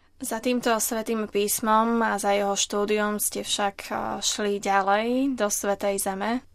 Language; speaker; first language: Slovak; native; Slovak